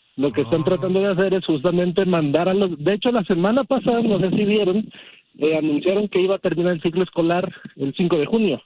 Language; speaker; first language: Spanish; early bilingual, heritage; Spanish